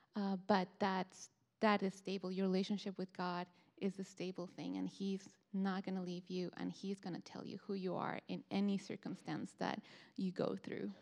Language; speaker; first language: English; non-native, fluent; Spanish